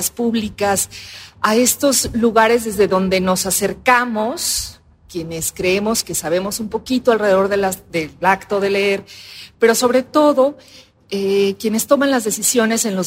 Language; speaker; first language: Spanish; native; Spanish